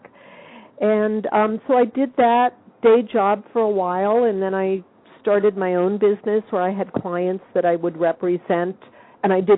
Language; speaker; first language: English; native; English